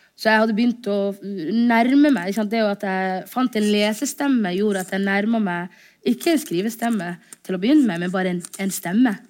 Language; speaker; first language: Norwegian; early bilingual, other home language; Somali